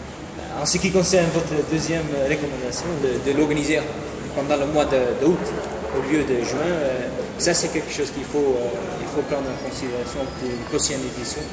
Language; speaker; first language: French; non-native, fluent; Dutch